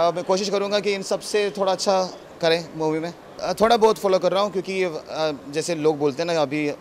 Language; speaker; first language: Hindi; non-native, local second language; Malayalam